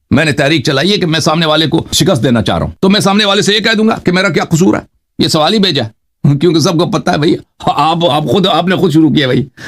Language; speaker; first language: Urdu; non-native, fluent; Persian